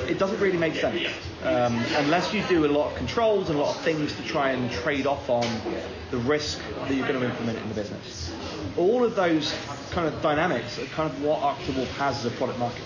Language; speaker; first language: English; native; English